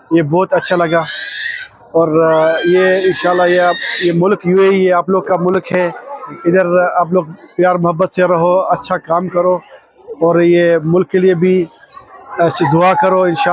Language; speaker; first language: Hindi; non-native, learner; Arabic